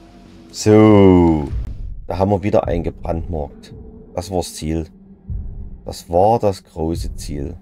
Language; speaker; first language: German; native; German